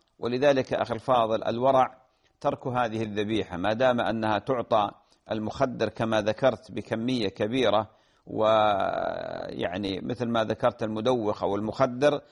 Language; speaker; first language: Arabic; native; Arabic